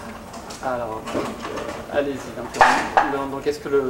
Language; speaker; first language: French; native; French